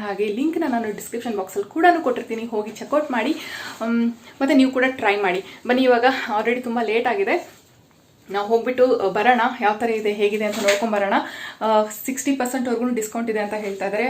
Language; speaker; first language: Kannada; native; Kannada